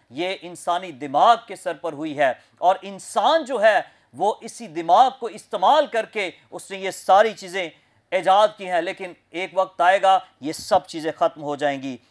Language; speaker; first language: Urdu; non-native, local second language; Punjabi